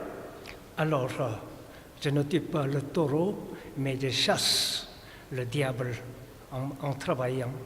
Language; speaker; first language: French; non-native, fluent; Korean